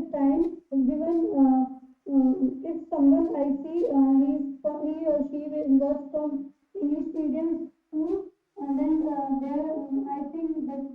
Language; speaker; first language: English; non-native, learner; Hindi